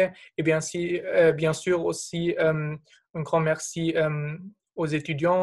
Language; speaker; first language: French; non-native, fluent; German